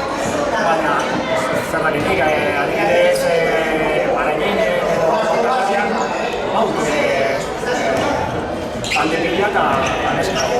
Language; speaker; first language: Basque; non-native, local second language; Spanish